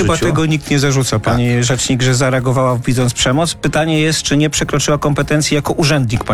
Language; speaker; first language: Polish; native; Polish